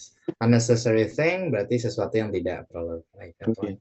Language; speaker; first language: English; non-native, fluent; Indonesian